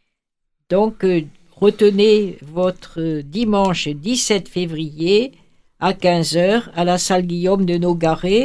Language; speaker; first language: French; native; French